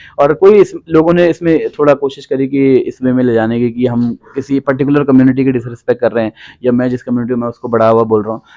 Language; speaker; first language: Hindi; native; Hindi